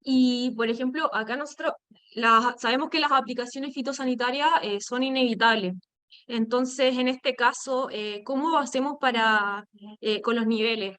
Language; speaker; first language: Spanish; native; Spanish